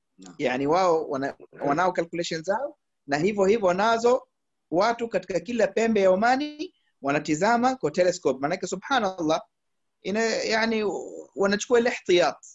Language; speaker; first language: Swahili; early bilingual, heritage; Arabic